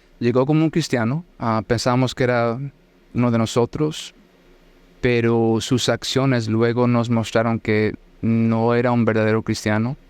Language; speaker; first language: Spanish; early bilingual, heritage; Spanish